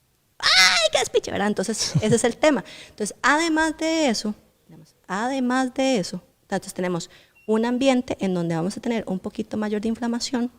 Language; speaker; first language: Spanish; native; Spanish